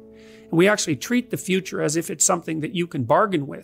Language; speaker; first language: English; native; English